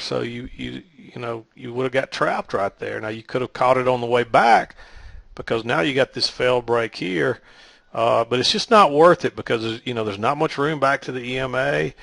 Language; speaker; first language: English; native; English